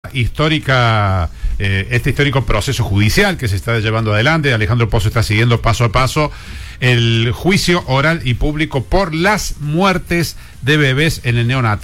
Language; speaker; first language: Spanish; native; Spanish